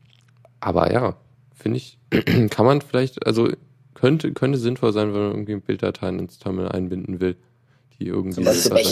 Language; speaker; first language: German; native; German